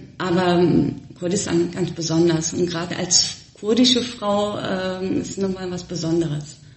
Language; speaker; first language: German; early bilingual, other home language; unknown